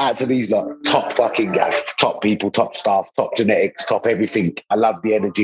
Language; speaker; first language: English; native; English